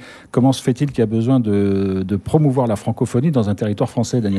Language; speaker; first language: French; native; French